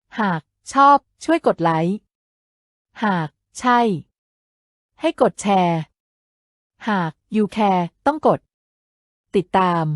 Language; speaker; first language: Thai; native; Thai